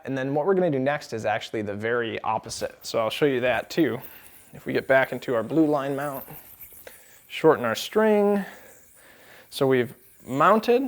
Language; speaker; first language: English; native; English